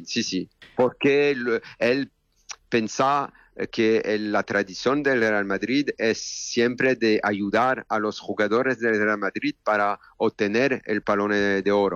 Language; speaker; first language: Spanish; non-native, learner; French